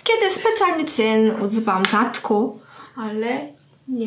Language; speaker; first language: Polish; non-native, learner; Korean